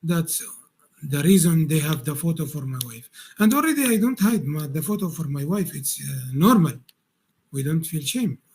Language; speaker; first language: English; non-native, learner; Arabic